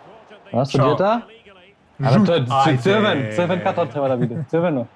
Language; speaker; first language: Macedonian; early bilingual, heritage; German